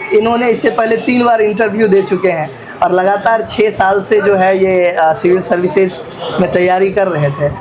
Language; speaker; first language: Hindi; native; Hindi